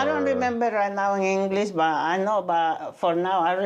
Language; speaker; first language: English; non-native, learner; Spanish